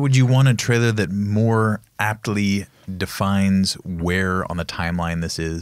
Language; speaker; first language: English; native; English